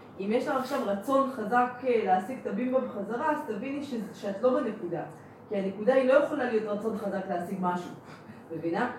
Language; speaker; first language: Hebrew; native; Hebrew